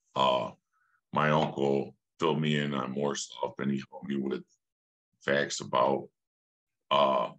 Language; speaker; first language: English; native; English